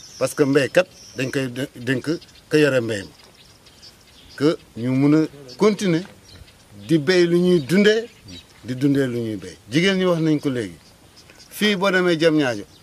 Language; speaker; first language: Wolof; native; Wolof